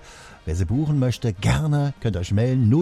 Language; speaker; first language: German; native; German